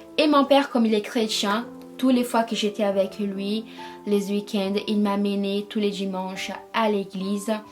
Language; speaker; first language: French; non-native, fluent; Portuguese